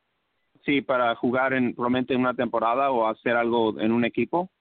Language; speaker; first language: Spanish; early bilingual, heritage; English